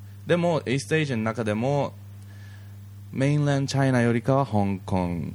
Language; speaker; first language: Japanese; native; Japanese